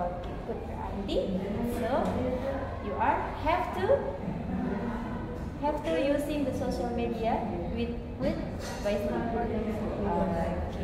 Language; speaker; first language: English; non-native, learner; Indonesian